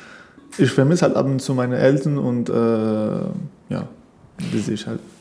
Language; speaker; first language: German; non-native, fluent; Persian